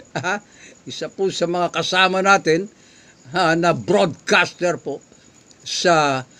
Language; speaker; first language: Filipino; non-native, local second language; Iloko